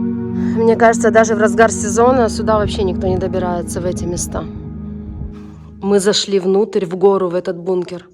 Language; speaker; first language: Russian; native; Russian